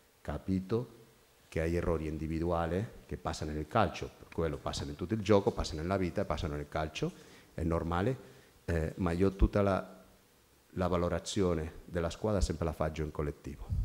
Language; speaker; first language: Italian; non-native, fluent; Spanish